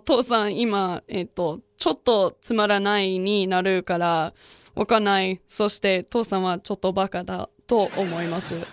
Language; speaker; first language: Japanese; non-native, learner; English